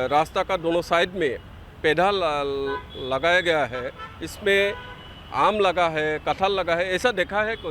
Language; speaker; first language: Hindi; non-native, local second language; Assamese